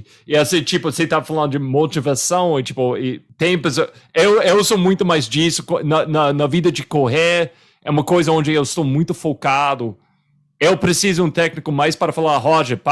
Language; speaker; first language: Portuguese; non-native, fluent; English